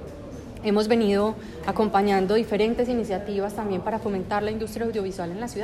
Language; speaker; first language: Spanish; native; Spanish